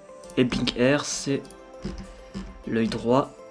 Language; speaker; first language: French; native; French